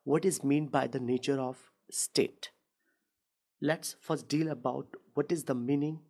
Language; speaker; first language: English; non-native, local second language; Hindi